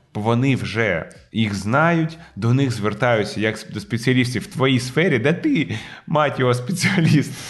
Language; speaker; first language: Ukrainian; non-native, local second language; Russian